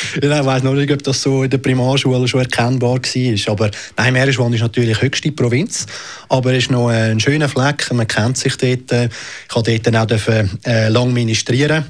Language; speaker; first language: German; native; German